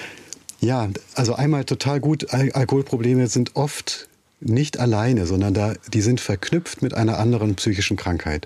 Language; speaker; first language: German; native; German